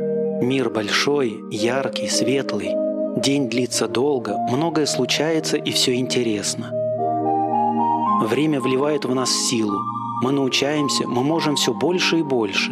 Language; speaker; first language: Russian; native; Russian